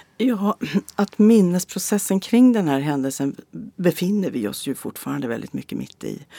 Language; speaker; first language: Swedish; native; Swedish